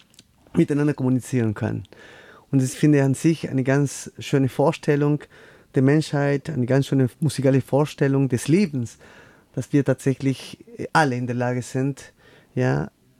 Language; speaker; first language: German; non-native, fluent; Spanish